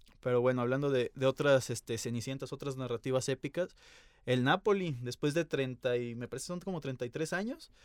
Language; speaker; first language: Spanish; native; Spanish